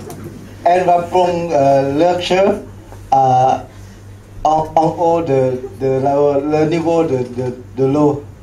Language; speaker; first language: French; non-native, learner; Lao